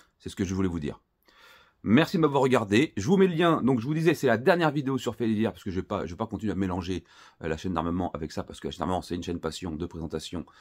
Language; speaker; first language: French; native; French